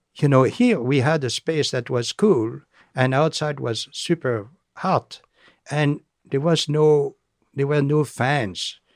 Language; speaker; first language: English; non-native, fluent; French